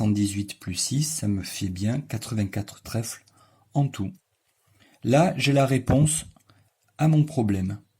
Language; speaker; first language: French; native; French